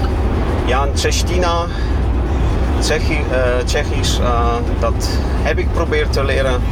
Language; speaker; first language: Dutch; non-native, fluent; Kashubian